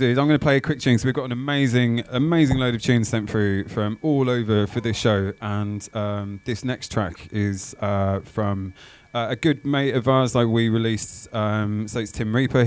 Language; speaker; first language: English; native; English